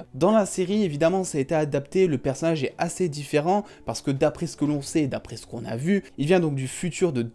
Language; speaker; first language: French; native; French